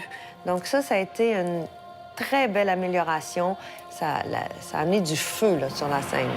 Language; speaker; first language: French; native; French